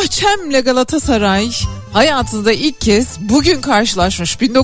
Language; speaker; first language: Turkish; native; Turkish